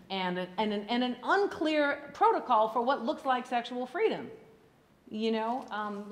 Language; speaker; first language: English; native; English